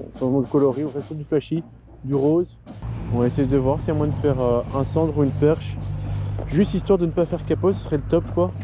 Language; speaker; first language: French; native; French